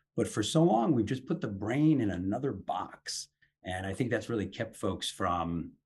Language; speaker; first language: English; native; English